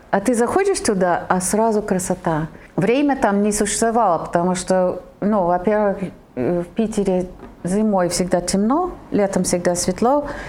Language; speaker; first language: Russian; non-native, fluent; Italian